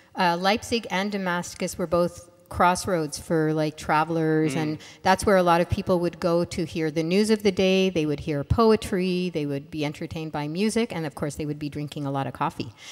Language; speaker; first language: English; non-native, fluent; Arabic